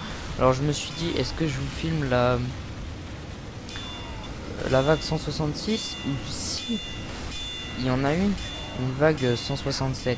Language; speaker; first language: French; native; French